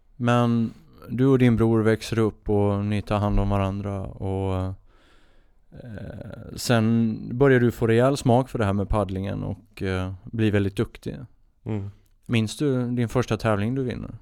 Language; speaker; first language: Swedish; native; Swedish